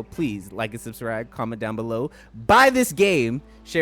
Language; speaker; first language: English; native; English